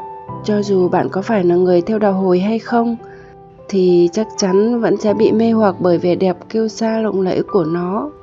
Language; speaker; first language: Vietnamese; native; Vietnamese